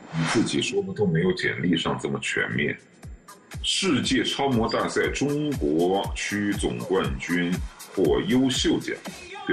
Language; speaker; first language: Chinese; native; Chinese